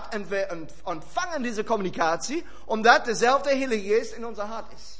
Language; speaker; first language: Dutch; non-native, fluent; German